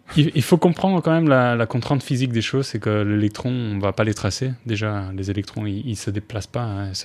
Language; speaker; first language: French; non-native, fluent; Spanish